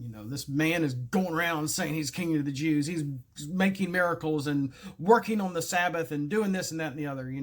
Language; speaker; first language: English; native; English